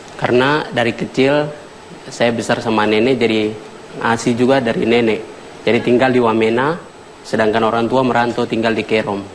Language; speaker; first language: Indonesian; non-native, local second language; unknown